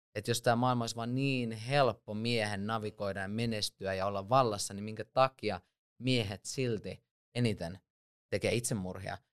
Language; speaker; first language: Finnish; native; Finnish